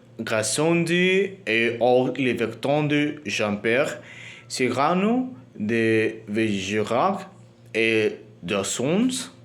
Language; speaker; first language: French; non-native, learner; Spanish